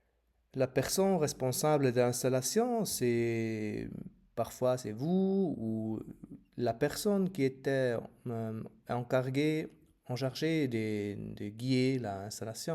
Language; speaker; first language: French; non-native, fluent; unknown